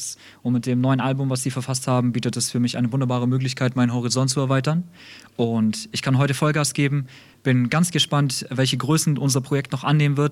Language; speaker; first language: German; early bilingual, other home language; Russian